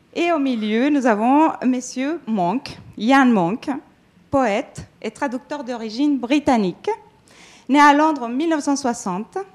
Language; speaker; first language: French; non-native, fluent; Spanish